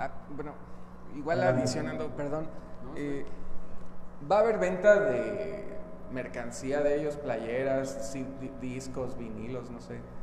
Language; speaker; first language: Spanish; native; Spanish